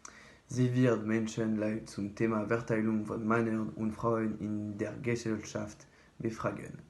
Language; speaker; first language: German; non-native, learner; French